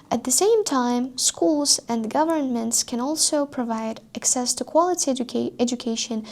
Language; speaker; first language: English; non-native, fluent; Uzbek